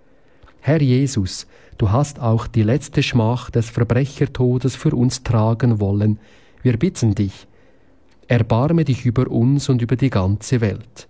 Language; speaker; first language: German; native; German